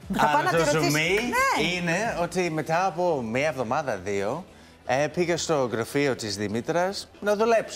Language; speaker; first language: Greek; non-native, learner; English